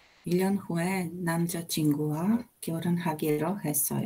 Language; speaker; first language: Korean; non-native, learner; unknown